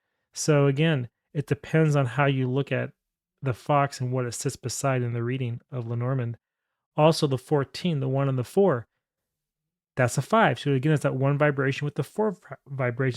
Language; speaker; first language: English; native; English